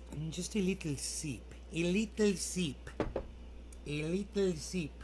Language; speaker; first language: English; native; English